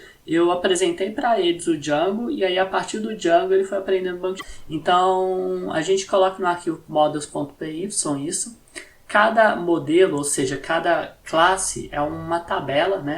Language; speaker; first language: Portuguese; native; Portuguese